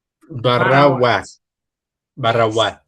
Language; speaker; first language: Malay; non-native, learner; Arabic